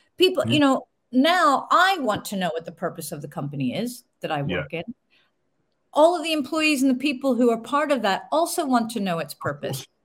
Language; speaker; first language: English; native; English